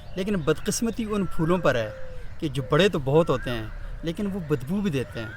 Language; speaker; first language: Urdu; non-native, local second language; Northern Hindko